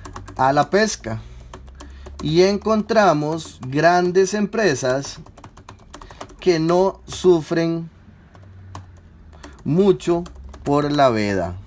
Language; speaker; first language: Spanish; native; Spanish